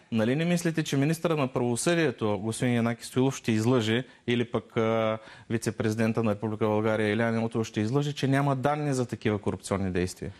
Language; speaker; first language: Bulgarian; non-native, local second language; Turkish